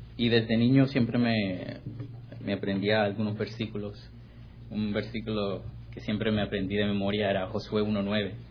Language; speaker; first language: Spanish; non-native, fluent; English